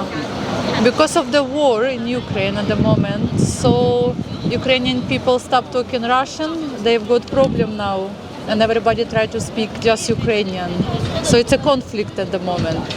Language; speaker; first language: English; non-native, fluent; Russian